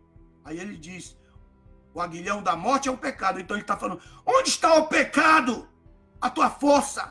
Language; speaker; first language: Portuguese; native; Portuguese